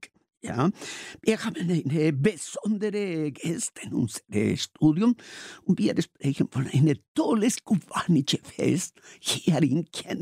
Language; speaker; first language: German; non-native, learner; Spanish